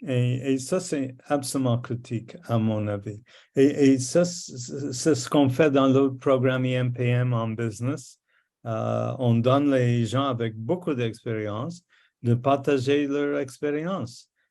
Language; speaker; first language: French; non-native, local second language; English